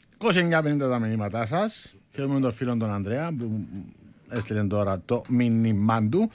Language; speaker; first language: Greek; native; Greek